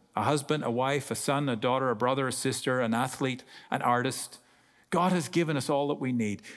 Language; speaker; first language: English; native; English